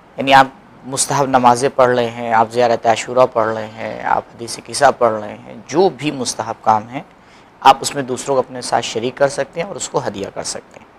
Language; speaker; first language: Urdu; native; Urdu